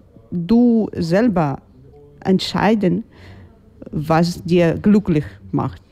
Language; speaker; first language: German; non-native, learner; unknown